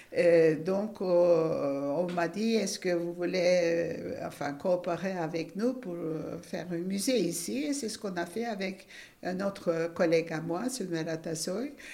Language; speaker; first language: French; non-native, fluent; Turkish